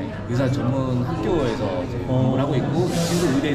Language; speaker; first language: Korean; native; Korean